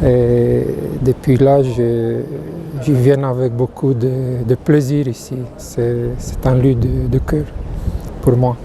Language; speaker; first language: French; non-native, fluent; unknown